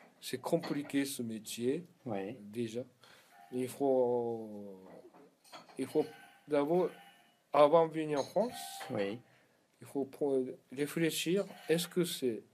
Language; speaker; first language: French; non-native, learner; Japanese